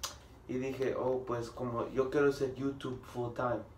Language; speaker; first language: Spanish; early bilingual, heritage; Spanish